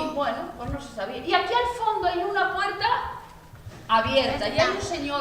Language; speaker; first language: Spanish; native; Spanish